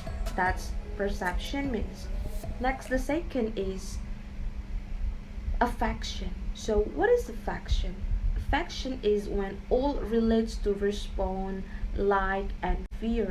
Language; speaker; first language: English; non-native, learner; Indonesian